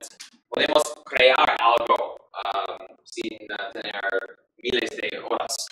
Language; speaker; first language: Spanish; non-native, learner; English